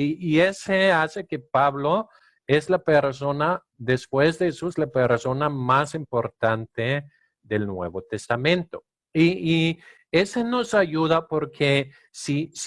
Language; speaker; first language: Spanish; non-native, fluent; Danish